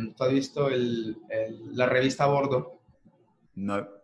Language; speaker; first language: Spanish; native; Spanish